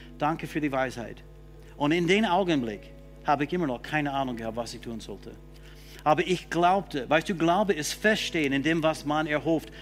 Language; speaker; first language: German; non-native, fluent; English